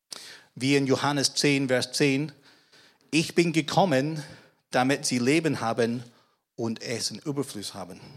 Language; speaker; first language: German; non-native, fluent; English